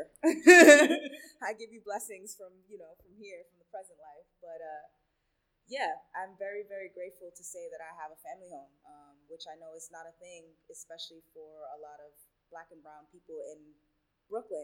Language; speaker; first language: English; early bilingual, other home language; Spanish